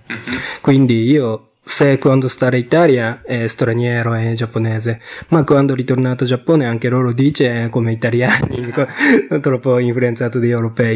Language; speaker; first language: Italian; non-native, learner; Japanese